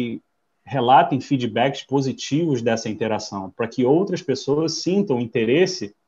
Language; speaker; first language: Portuguese; non-native, fluent; English